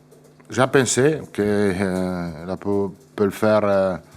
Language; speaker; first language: French; non-native, fluent; Italian